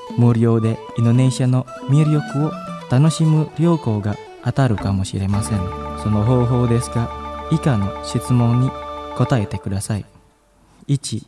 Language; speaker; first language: Japanese; non-native, fluent; Indonesian